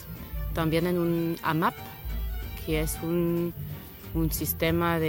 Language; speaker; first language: Spanish; non-native, fluent; French